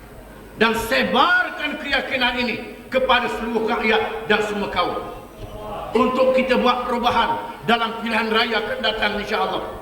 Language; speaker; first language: Malay; native; Malay